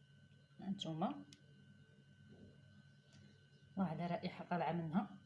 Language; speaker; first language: Arabic; native; Arabic